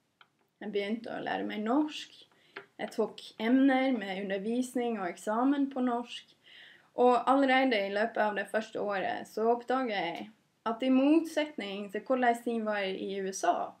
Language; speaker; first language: Norwegian; non-native, fluent; English